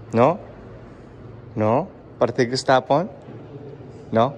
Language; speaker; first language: Spanish; non-native, learner; Japanese